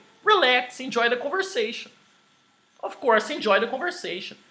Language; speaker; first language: English; non-native, fluent; Portuguese